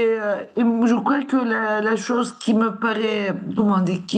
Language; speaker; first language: French; non-native, fluent; Turkish